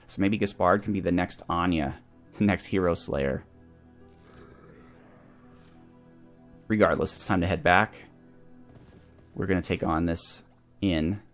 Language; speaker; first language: English; native; English